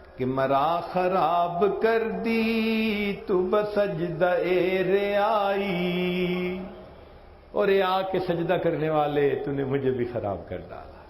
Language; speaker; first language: Urdu; non-native, local second language; Punjabi